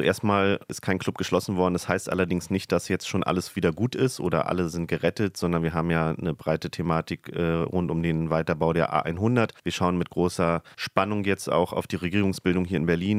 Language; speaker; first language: German; native; German